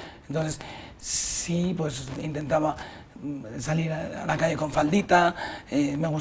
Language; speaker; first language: Spanish; native; Spanish